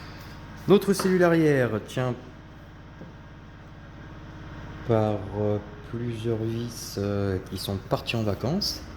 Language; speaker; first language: French; native; French